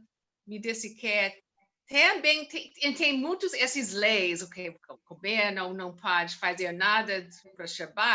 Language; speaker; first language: Portuguese; non-native, learner; English